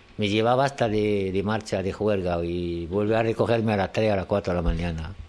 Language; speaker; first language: Spanish; non-native, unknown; Arabic